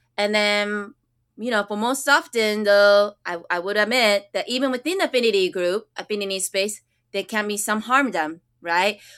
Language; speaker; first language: English; early bilingual, other home language; Japanese